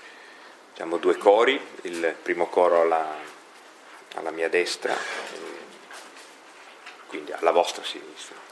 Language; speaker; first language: Italian; native; Italian